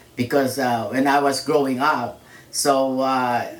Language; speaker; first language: English; non-native, local second language; Filipino